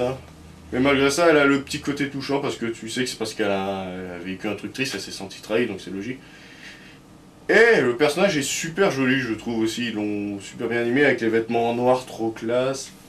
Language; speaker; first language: French; native; French